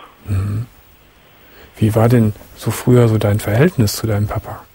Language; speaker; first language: German; native; German